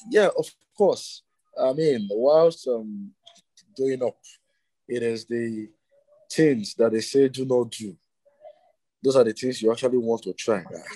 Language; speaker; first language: English; non-native, local second language; Igbo